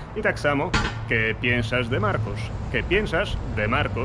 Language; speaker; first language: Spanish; non-native, fluent; Polish